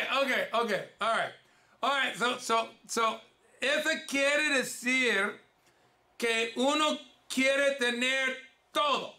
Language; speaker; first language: Spanish; early bilingual, heritage; English